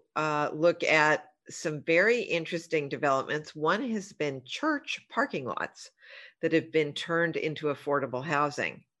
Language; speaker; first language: English; native; English